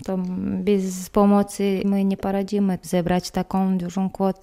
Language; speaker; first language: Polish; non-native, learner; Chechen